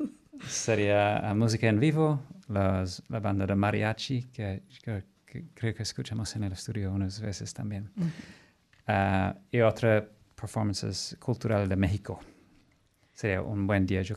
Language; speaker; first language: Spanish; non-native, fluent; English